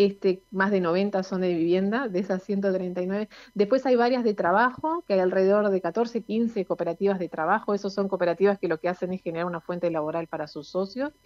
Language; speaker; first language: Spanish; native; Spanish